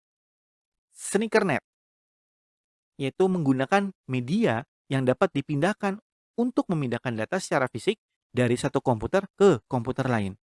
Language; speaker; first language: Indonesian; native; Indonesian